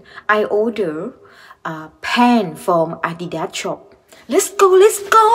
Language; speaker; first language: English; non-native, learner; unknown